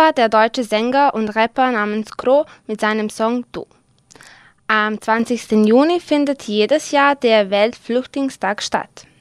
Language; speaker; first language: German; non-native, fluent; Serbian